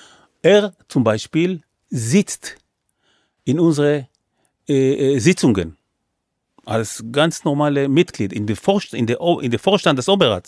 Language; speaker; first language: German; non-native, fluent; Hebrew